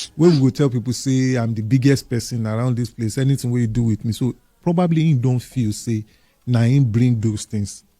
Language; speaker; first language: Nigerian Pidgin; non-native, local second language; Yoruba